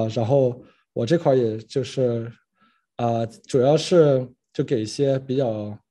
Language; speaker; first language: Chinese; early bilingual, other home language; French